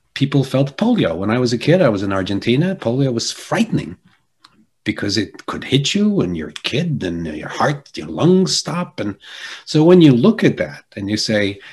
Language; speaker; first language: English; early bilingual, other home language; Polish